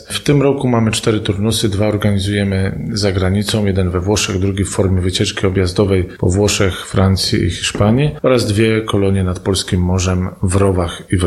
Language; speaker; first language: Polish; native; Polish